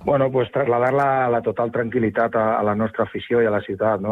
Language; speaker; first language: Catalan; non-native, local second language; Spanish